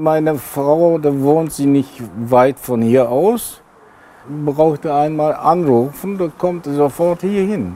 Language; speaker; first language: German; non-native, learner; Turkish